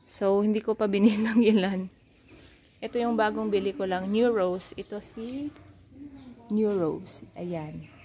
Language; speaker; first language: Filipino; non-native, local second language; Cebuano